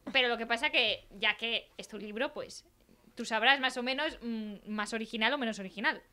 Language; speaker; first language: Spanish; non-native, local second language; Catalan